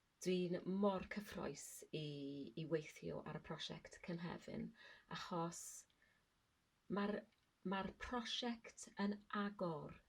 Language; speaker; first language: Welsh; non-native, learner; English